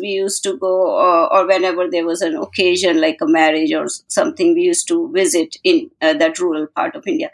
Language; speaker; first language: English; non-native, local second language; Hindi